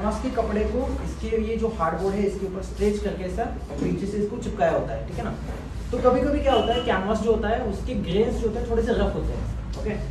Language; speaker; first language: Hindi; non-native, local second language; Marathi